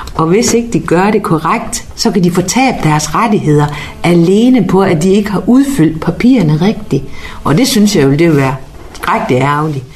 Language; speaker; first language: Danish; native; Danish